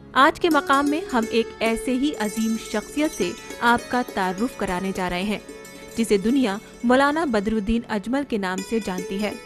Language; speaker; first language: Hindi; native; Hindi